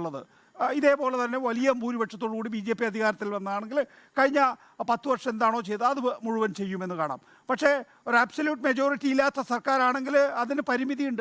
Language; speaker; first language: Malayalam; native; Malayalam